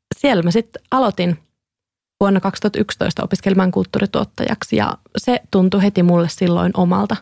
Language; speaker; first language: Finnish; native; Finnish